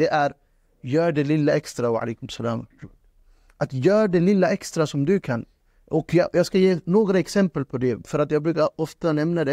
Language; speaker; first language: Swedish; non-native, fluent; Urdu